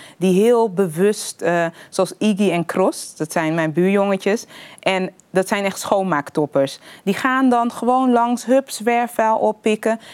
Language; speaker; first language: Dutch; early bilingual, other home language; Papiamento